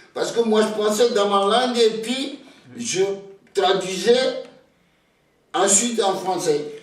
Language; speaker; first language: French; non-native, local second language; Ewe